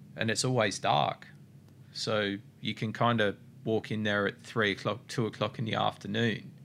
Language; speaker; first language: English; native; English